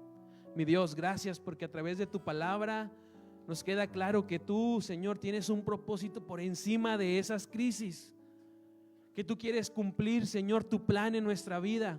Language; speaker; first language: Spanish; native; Spanish